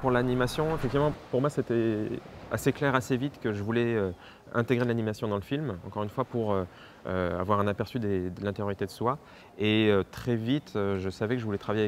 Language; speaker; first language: French; native; French